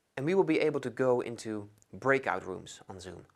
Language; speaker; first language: English; non-native, fluent; Dutch